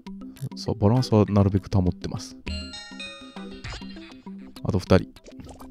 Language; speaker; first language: Japanese; native; Japanese